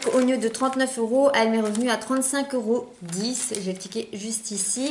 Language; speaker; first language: French; native; French